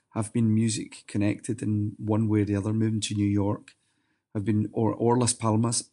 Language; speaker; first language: English; native; English